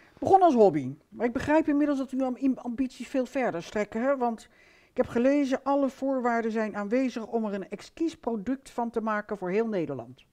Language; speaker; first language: Dutch; native; Dutch